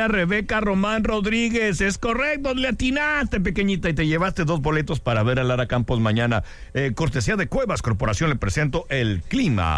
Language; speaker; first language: Spanish; native; Spanish